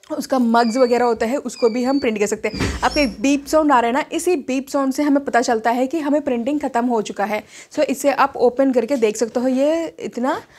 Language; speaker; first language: Hindi; non-native, local second language; Telugu